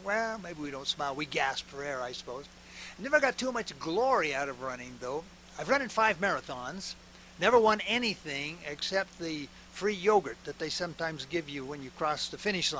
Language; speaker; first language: English; native; English